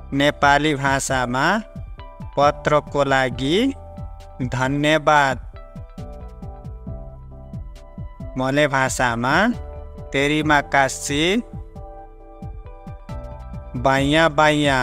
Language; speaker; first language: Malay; non-native, learner; Nepali